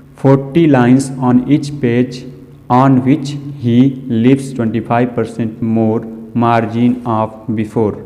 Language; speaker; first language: English; non-native, local second language; Hindi